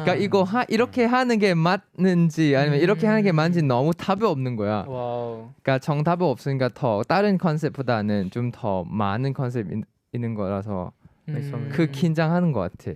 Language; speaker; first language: Korean; non-native, fluent; Thai